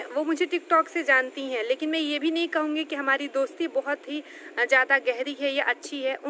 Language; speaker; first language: Hindi; native; Hindi